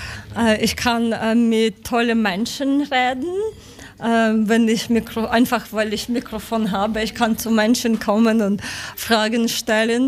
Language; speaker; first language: German; non-native, learner; Ukrainian